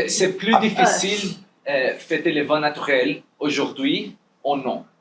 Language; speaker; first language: French; non-native, learner; Portuguese